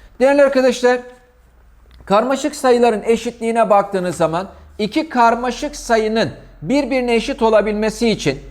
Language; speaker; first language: Turkish; native; Turkish